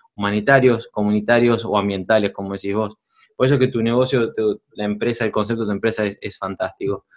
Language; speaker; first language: Spanish; native; Spanish